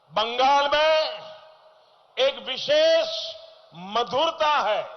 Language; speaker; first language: Hindi; non-native, local second language; Gujarati